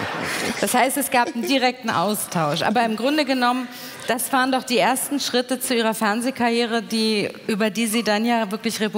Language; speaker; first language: German; native; German